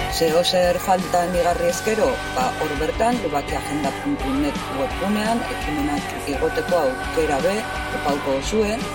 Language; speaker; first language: Basque; native; Basque